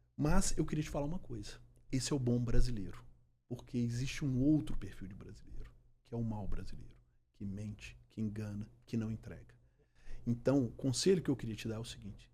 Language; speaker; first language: Portuguese; native; Portuguese